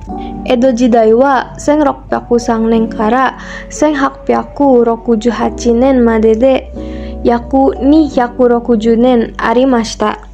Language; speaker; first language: Japanese; non-native, learner; Indonesian